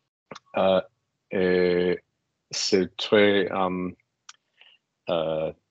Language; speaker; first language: French; non-native, learner; English